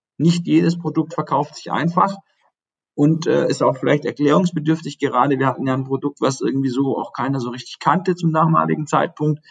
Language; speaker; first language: German; early bilingual, other home language; Turkish